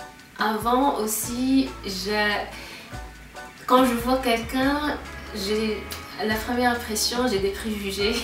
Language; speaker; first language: French; non-native, local second language; Arabic